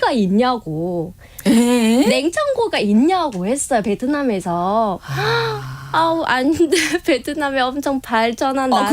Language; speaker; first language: Korean; non-native, fluent; Vietnamese